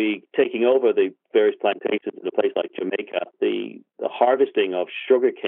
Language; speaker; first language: English; native; English